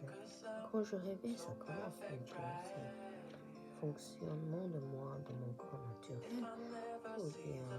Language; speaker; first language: French; non-native, learner; Japanese